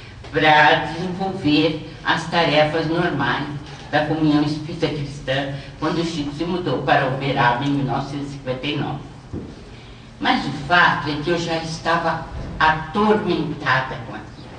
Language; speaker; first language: Portuguese; native; Portuguese